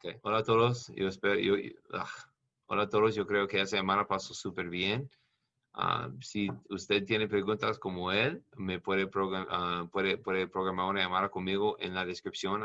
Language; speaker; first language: Spanish; non-native, learner; English